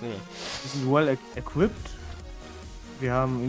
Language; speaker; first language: German; native; German